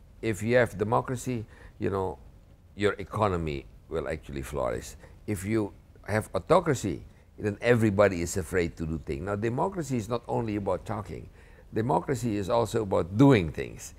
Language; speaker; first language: English; non-native, fluent; Indonesian